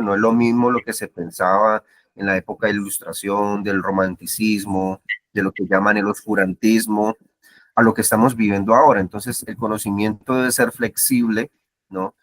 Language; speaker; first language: Spanish; native; Spanish